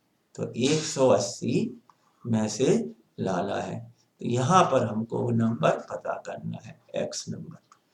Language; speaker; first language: Hindi; native; Hindi